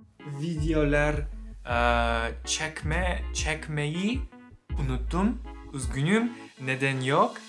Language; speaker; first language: Turkish; non-native, learner; English